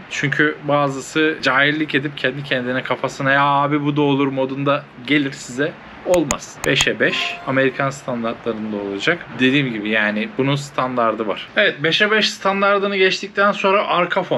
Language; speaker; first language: Turkish; native; Turkish